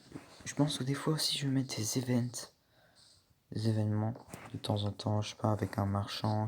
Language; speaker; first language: French; native; French